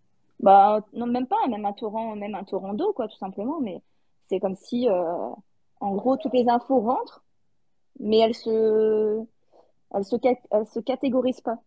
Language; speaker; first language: French; native; French